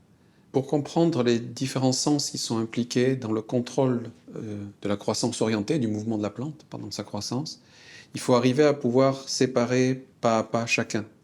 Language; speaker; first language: French; native; French